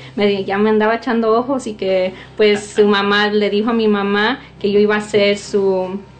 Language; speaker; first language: Spanish; native; Spanish